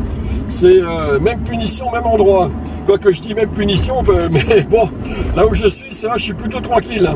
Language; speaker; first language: French; native; French